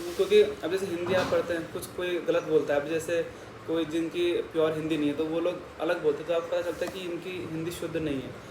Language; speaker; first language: Hindi; native; Hindi